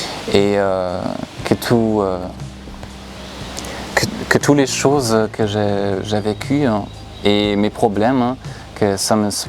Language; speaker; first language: French; non-native, fluent; German